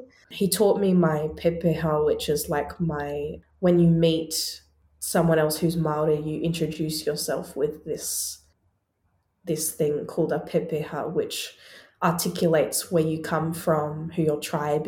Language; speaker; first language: English; native; English